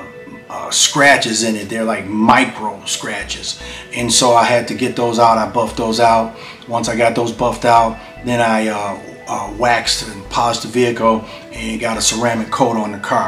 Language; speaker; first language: English; native; English